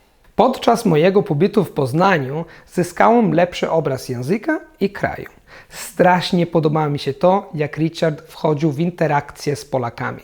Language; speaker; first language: Polish; non-native, fluent; Italian